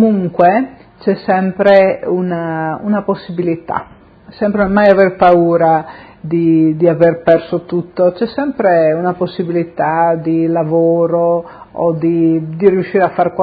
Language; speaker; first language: Italian; native; Italian